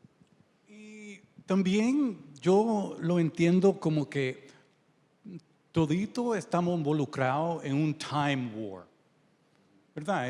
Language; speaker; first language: Spanish; early bilingual, heritage; Spanish